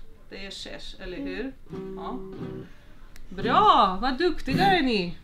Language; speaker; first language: Swedish; non-native, fluent; Slovenian